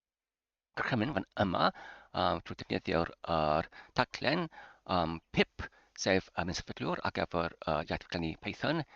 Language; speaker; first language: Welsh; non-native, learner; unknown